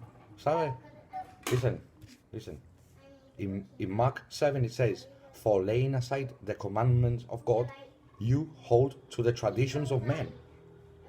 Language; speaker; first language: English; non-native, fluent; Spanish